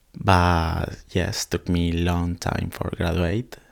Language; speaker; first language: English; non-native, learner; Spanish